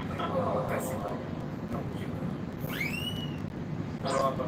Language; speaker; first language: Indonesian; non-native, learner; Japanese